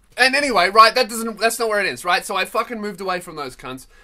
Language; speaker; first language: English; native; English